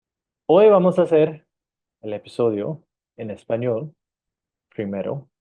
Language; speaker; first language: Spanish; non-native, fluent; English